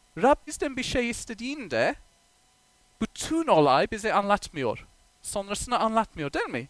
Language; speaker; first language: Turkish; non-native, fluent; English